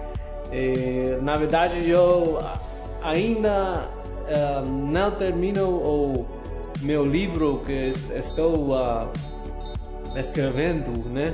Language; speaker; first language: Portuguese; non-native, learner; Spanish